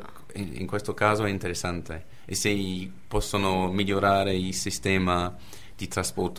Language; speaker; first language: Italian; non-native, fluent; English